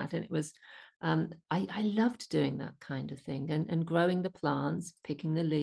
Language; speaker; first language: English; native; English